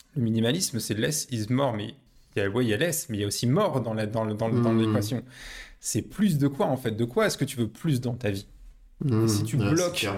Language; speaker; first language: French; native; French